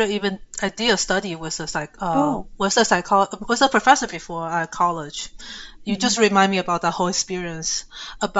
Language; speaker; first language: English; early bilingual, other home language; Chinese